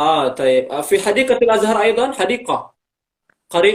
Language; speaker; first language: Arabic; non-native, fluent; Indonesian